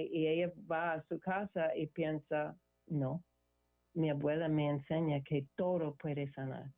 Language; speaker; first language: Spanish; non-native, learner; English